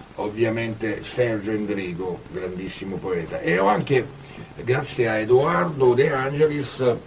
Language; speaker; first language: Italian; native; Italian